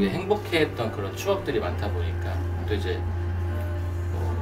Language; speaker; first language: Korean; native; Korean